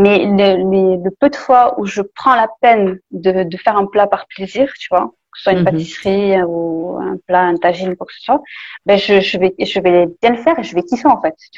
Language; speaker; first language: French; native; French